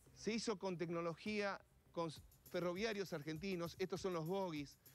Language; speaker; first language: Spanish; native; Spanish